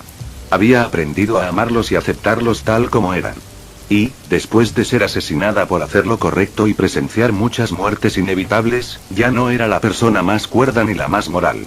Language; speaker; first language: Spanish; native; Spanish